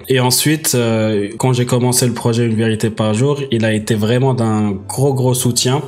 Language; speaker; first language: French; non-native, local second language; Arabic